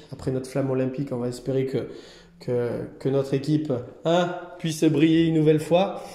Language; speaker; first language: French; native; French